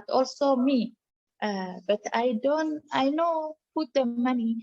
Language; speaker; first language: English; non-native, learner; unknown